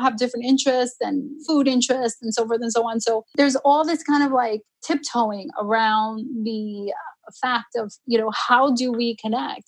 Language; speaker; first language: English; early bilingual, other home language; Spanish